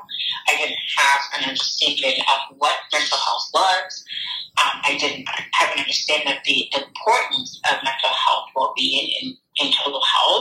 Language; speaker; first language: English; non-native, local second language; Akan